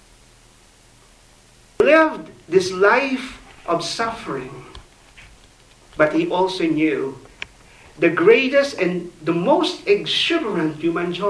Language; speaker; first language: English; non-native, local second language; Filipino